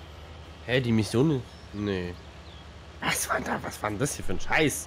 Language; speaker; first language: German; native; German